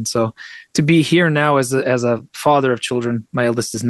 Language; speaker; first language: English; early bilingual, other home language; Russian